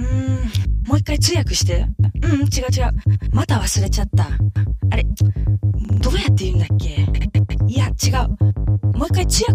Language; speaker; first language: Japanese; non-native, learner; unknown